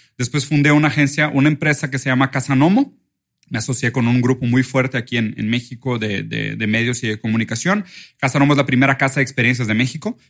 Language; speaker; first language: Spanish; early bilingual, other home language; Portuguese